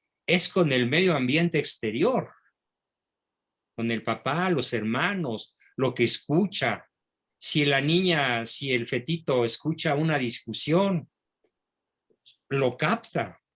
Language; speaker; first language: Spanish; native; Spanish